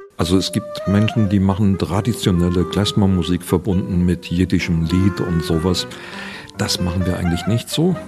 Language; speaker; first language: German; native; German